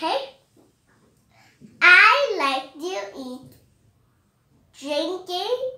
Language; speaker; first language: English; non-native, learner; Vietnamese